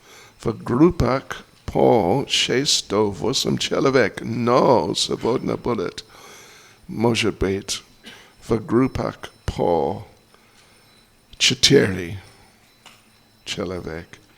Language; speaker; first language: Russian; non-native, learner; English